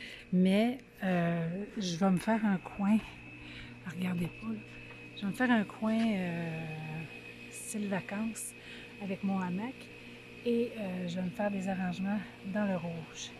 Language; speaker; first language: French; native; French